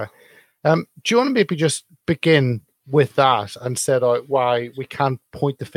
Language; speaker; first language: English; native; English